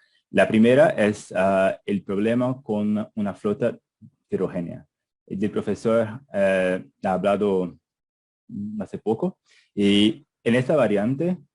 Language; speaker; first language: Spanish; non-native, fluent; Portuguese